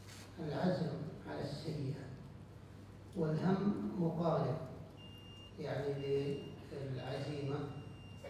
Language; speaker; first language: Arabic; native; Arabic